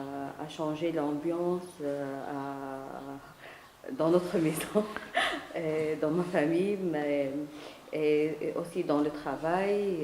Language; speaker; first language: French; non-native, learner; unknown